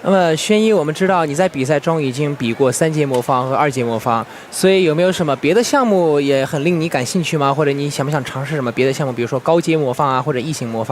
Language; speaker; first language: Chinese; native; Chinese